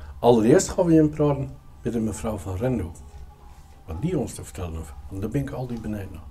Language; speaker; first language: Dutch; native; Dutch